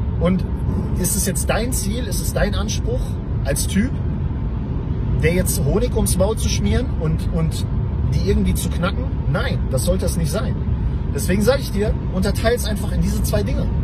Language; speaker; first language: German; native; German